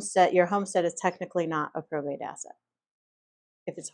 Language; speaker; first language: English; native; English